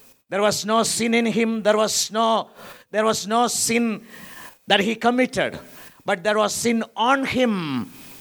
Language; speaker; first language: English; non-native, local second language; Malayalam